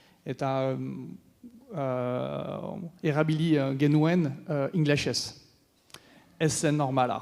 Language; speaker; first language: Basque; non-native, learner; French